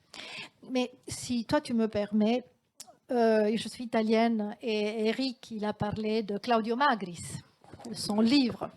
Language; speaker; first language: French; non-native, fluent; Italian